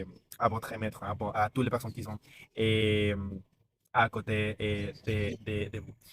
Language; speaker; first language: French; non-native, learner; Spanish